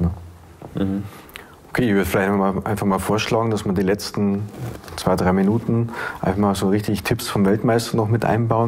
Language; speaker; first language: German; native; German